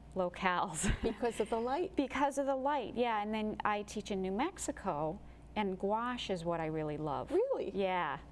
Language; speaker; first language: English; native; English